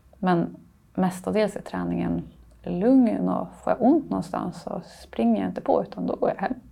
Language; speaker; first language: Swedish; native; Swedish